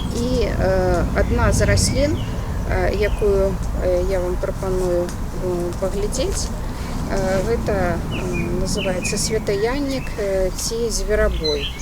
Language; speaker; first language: Belarusian; native; Belarusian